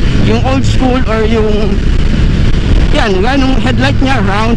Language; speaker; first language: English; non-native, local second language; Filipino